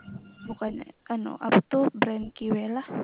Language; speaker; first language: Indonesian; non-native, local second language; Malay